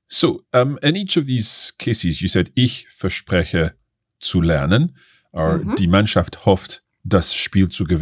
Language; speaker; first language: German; non-native, learner; English